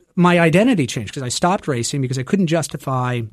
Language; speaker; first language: English; native; English